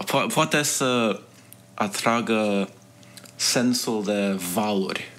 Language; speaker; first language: Romanian; early bilingual, heritage; Romanian